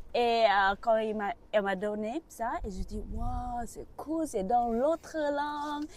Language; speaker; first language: French; non-native, learner; Vietnamese